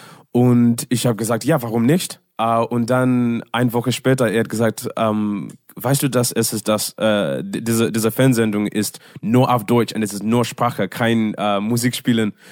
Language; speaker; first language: German; non-native, learner; English